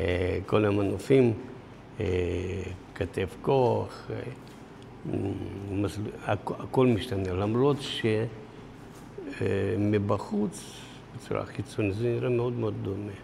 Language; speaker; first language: Hebrew; non-native, fluent; Russian